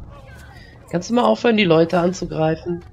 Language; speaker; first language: German; native; German